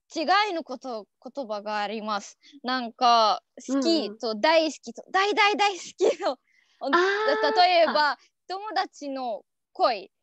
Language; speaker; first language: Japanese; non-native, learner; Arabic